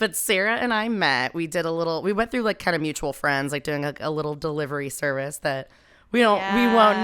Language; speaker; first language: English; native; English